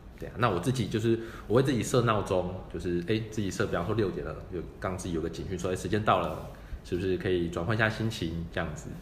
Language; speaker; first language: Chinese; native; Chinese